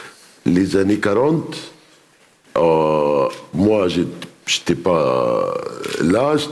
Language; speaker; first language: French; non-native, fluent; Arabic